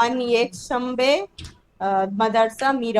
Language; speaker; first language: Persian; non-native, learner; Urdu